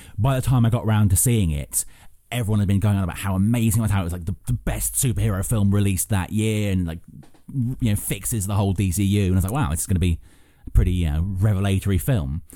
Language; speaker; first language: English; native; English